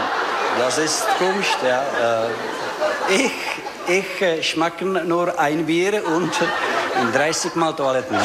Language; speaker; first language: German; non-native, learner; Czech